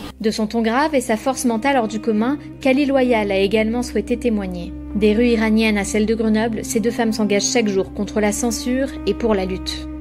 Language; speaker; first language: French; native; French